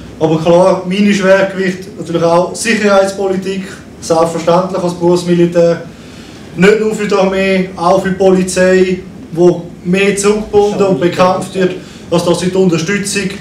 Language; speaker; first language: German; native; German